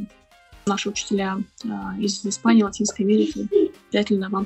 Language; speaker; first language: Russian; native; Russian